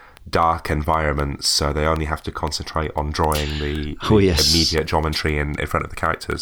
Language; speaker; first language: English; native; English